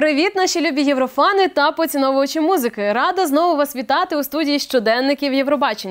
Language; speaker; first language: Ukrainian; native; Ukrainian